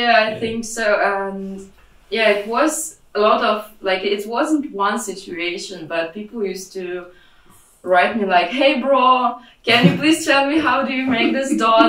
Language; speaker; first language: English; non-native, fluent; Russian